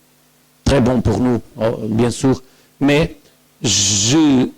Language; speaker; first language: French; non-native, learner; Portuguese